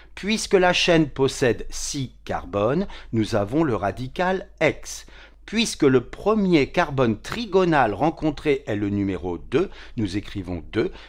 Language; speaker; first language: French; native; French